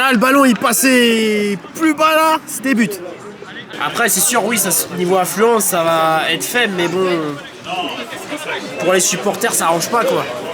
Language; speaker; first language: French; native; French